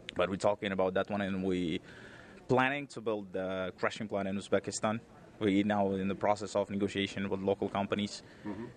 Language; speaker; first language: English; non-native, fluent; Uzbek